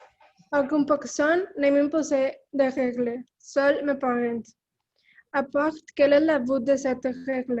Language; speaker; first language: French; non-native, learner; Spanish